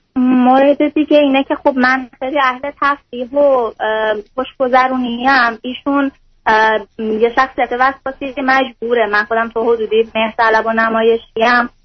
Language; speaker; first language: Persian; native; Persian